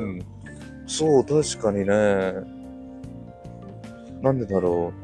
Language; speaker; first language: Japanese; non-native, learner; English